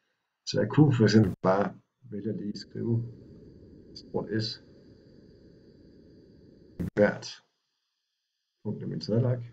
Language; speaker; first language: Danish; native; Danish